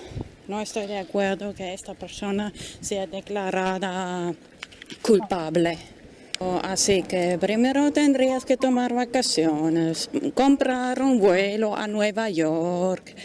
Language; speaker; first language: Spanish; non-native, fluent; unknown